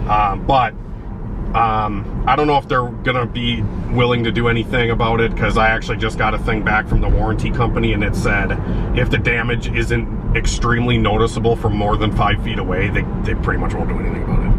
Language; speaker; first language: English; native; English